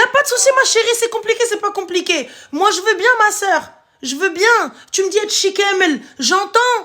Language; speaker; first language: French; early bilingual, other home language; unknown